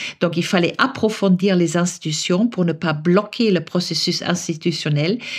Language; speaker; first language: French; non-native, fluent; German